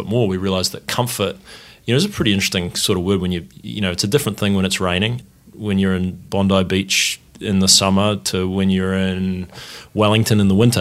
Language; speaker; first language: English; native; English